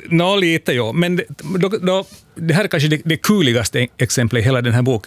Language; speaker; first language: Swedish; native; Swedish